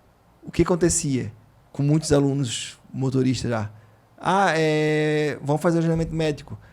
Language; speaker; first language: Portuguese; native; Portuguese